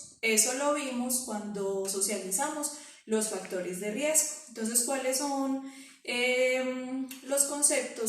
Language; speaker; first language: Spanish; native; Spanish